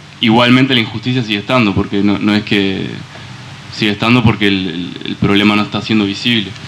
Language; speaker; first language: Spanish; native; Spanish